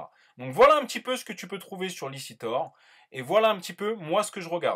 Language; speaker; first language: French; native; French